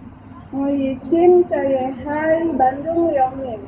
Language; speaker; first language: Cantonese; non-native, learner; Indonesian